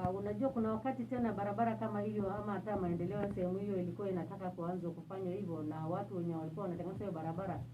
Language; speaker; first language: Swahili; non-native, local second language; Turkmen